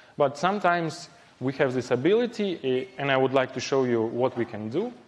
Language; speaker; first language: English; non-native, fluent; Ukrainian